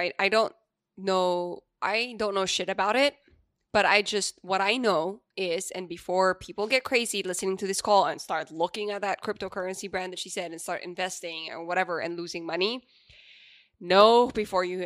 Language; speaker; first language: English; non-native, local second language; Pampanga